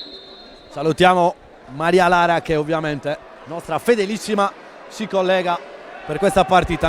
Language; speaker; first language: Italian; native; Italian